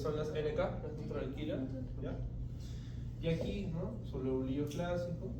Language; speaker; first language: Spanish; native; Spanish